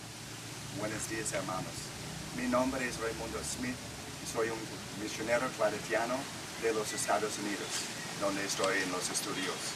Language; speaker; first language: Spanish; non-native, learner; English